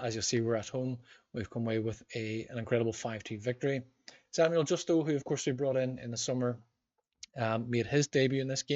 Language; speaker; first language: English; native; English